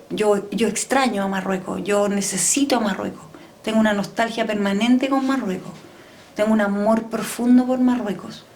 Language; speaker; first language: Spanish; early bilingual, heritage; Spanish